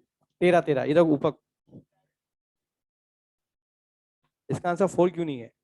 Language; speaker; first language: Hindi; native; Hindi